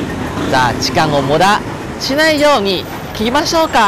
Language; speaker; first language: Japanese; non-native, learner; Thai